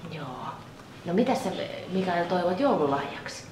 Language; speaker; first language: Finnish; native; Finnish